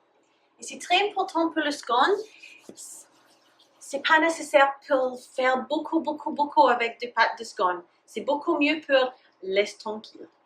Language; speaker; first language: French; non-native, learner; English